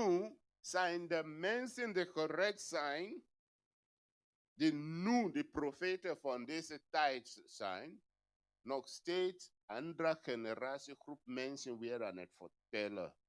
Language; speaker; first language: Dutch; non-native, fluent; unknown